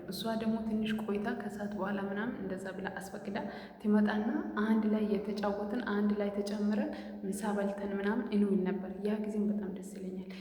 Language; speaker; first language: Amharic; native; Amharic